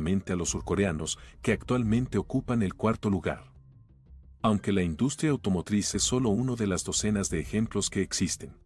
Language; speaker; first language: Spanish; native; Spanish